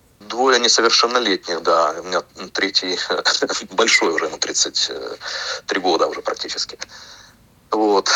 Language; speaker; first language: Russian; native; Russian